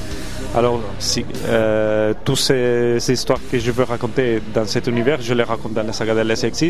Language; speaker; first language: French; non-native, fluent; Spanish